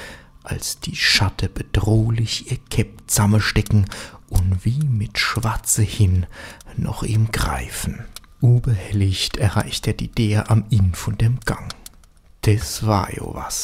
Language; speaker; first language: German; native; German